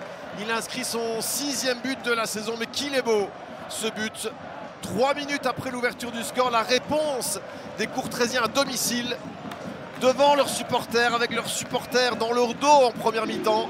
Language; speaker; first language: French; native; French